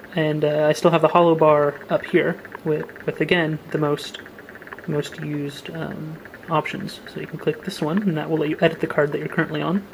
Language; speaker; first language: English; native; English